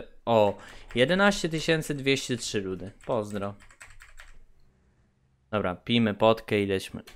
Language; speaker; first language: Polish; native; Polish